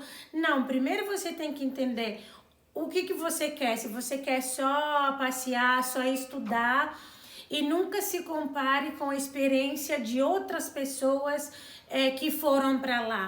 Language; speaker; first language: Portuguese; non-native, local second language; Kabuverdianu